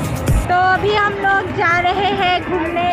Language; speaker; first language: Hindi; non-native, local second language; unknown